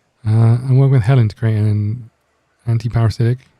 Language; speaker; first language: English; native; English